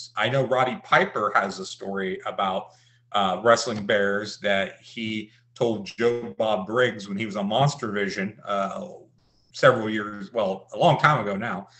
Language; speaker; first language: English; native; English